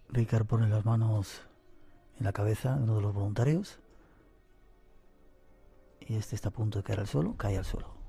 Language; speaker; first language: Spanish; native; Spanish